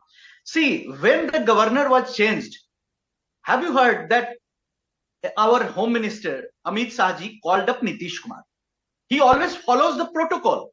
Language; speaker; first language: English; non-native, local second language; Hindi